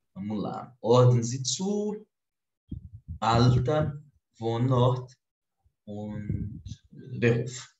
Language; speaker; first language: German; non-native, fluent; Portuguese